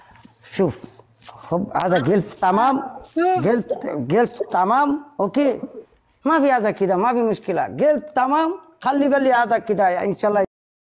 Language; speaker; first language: Arabic; non-native, learner; Bangla